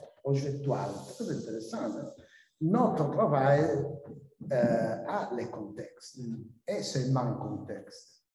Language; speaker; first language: French; non-native, learner; Italian